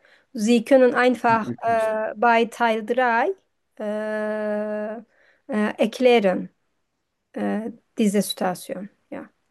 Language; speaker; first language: German; non-native, fluent; Turkish